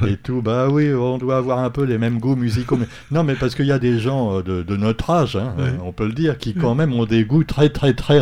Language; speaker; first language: French; native; French